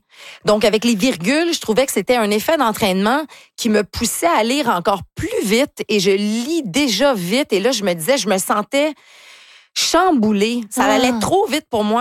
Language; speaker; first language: French; native; French